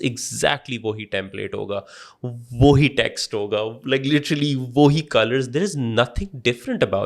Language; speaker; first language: English; non-native, local second language; Urdu